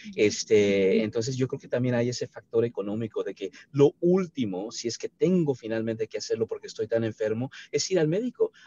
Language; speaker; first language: Spanish; native; Spanish